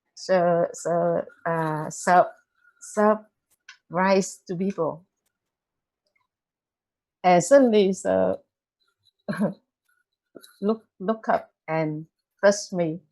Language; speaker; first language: English; non-native, learner; Vietnamese